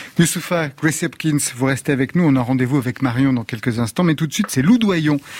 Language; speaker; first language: French; native; French